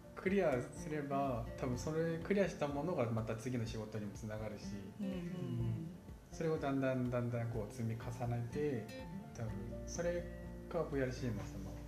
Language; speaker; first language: Japanese; non-native, fluent; Korean